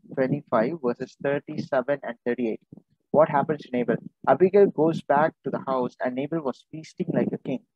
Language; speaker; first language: English; non-native, local second language; Tamil